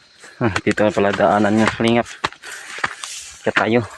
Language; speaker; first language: Filipino; non-native, local second language; Kinaray-a